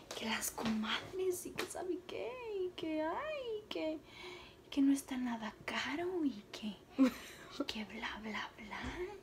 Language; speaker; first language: Spanish; early bilingual, other home language; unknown